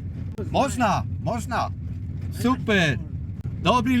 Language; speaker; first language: Russian; non-native, learner; Polish